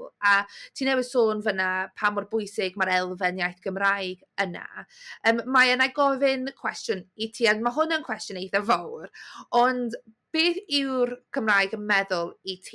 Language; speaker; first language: Welsh; native; Welsh